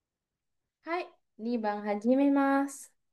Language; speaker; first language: Japanese; non-native, fluent; Indonesian